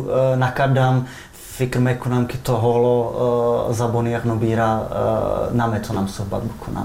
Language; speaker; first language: Persian; non-native, fluent; Czech